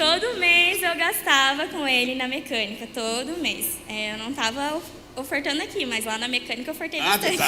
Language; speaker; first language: Portuguese; native; Portuguese